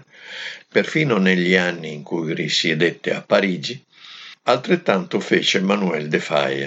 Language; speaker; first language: Italian; native; Italian